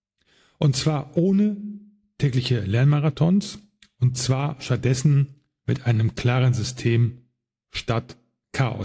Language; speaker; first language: German; native; German